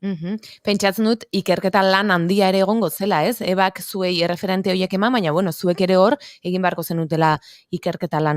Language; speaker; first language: Basque; native; Basque